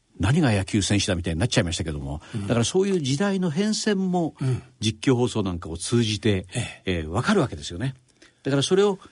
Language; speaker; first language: Japanese; native; Japanese